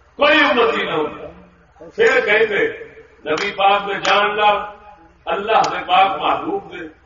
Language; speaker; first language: Urdu; non-native, local second language; Punjabi